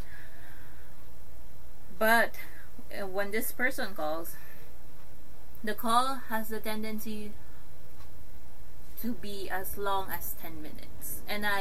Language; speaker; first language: English; non-native, local second language; Filipino